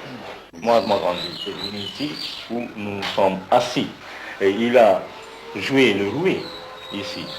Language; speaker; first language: French; non-native, fluent; Bangla